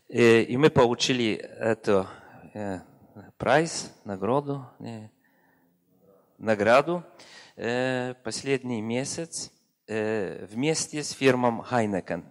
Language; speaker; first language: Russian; non-native, learner; Polish